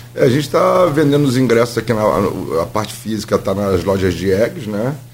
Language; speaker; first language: Portuguese; native; Portuguese